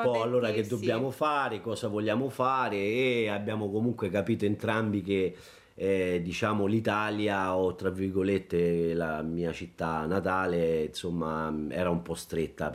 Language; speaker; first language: Italian; native; Italian